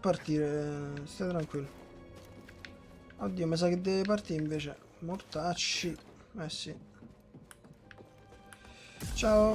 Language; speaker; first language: Italian; native; Italian